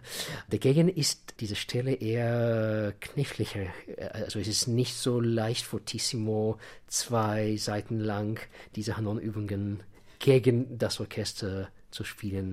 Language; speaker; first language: German; non-native, fluent; Russian